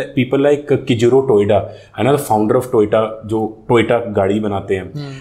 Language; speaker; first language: Hindi; native; Hindi